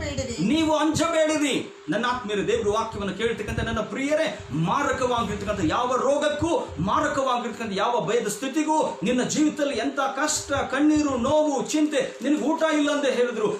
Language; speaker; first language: Kannada; native; Kannada